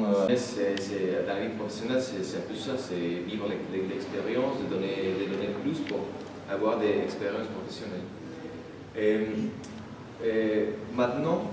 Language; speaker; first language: French; non-native, fluent; Spanish